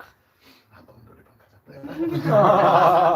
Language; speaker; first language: Korean; non-native, learner; English